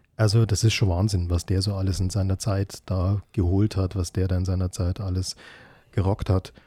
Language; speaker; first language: German; native; German